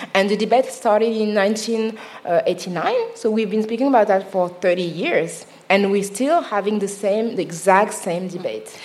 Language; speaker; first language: English; non-native, fluent; French